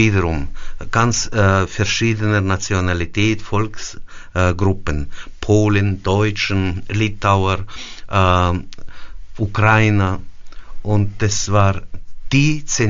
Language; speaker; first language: German; early bilingual, heritage; German